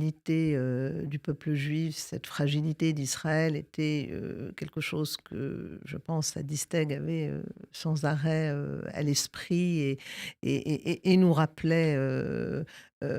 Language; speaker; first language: French; native; French